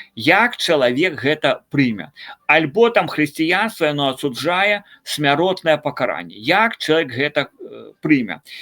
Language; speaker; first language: Belarusian; native; Belarusian